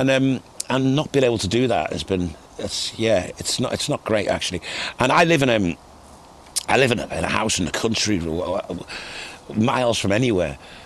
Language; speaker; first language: English; native; English